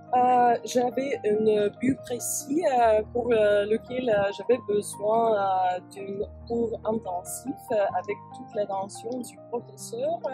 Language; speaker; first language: French; non-native, fluent; English